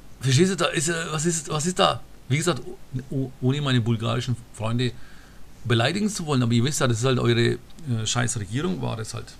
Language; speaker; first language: German; early bilingual, other home language; Turkish